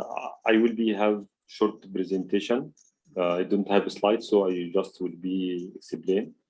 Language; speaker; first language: English; non-native, learner; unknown